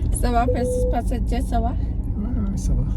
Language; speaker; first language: French; non-native, learner; Thai